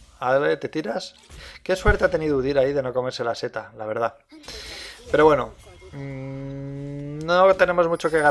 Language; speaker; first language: Spanish; native; Spanish